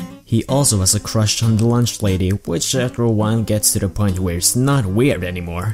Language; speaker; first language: English; native; English